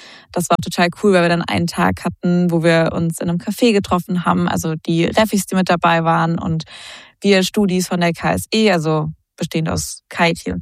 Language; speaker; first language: German; native; German